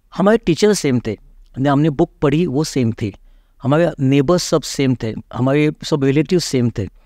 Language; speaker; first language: Hindi; non-native, local second language; Marathi